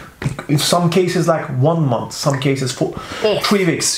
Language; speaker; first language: English; non-native, fluent; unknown